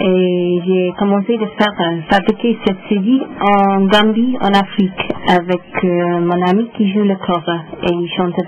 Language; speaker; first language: French; non-native, learner; English